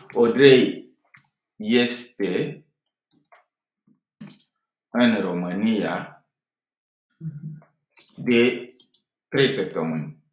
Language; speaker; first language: Romanian; non-native, fluent; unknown